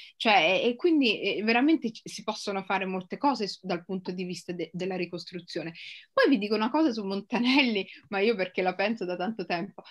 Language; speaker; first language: Italian; native; Italian